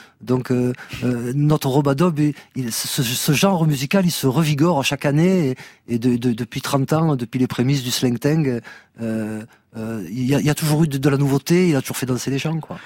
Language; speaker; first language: French; native; French